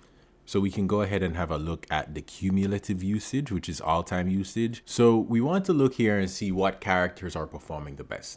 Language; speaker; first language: English; native; English